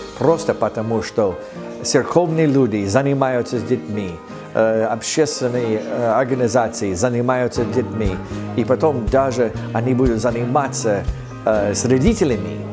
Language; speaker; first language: Russian; non-native, fluent; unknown